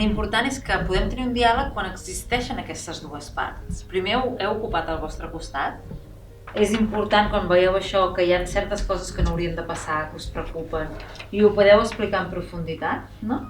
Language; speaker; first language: Catalan; native; Catalan